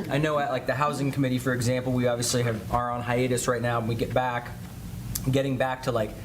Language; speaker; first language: English; native; English